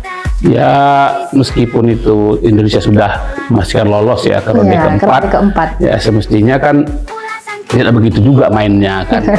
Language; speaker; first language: Indonesian; native; Indonesian